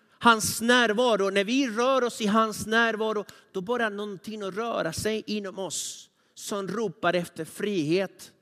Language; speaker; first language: Swedish; non-native, fluent; Spanish